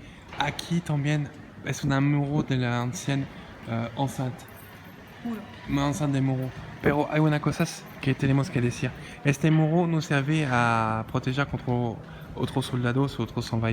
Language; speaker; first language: Spanish; non-native, learner; French